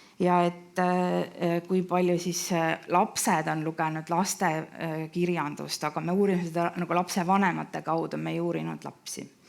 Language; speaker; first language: Estonian; native; Estonian